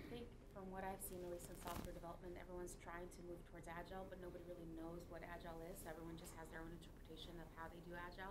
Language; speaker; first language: English; native; English